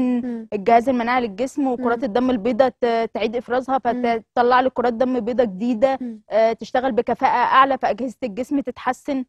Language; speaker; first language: Arabic; native; Arabic